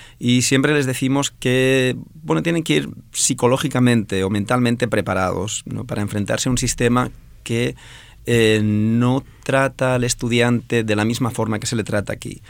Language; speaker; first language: Spanish; non-native, local second language; Catalan